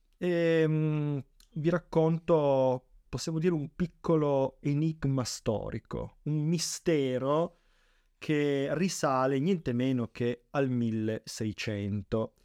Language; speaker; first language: Italian; native; Italian